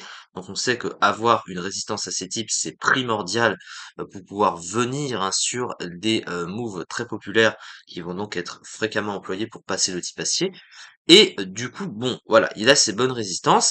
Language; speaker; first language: French; native; French